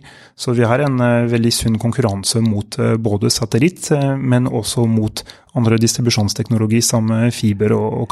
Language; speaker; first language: Norwegian; non-native, fluent; French